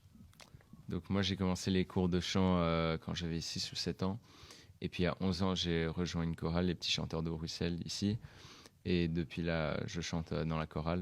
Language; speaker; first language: French; native; French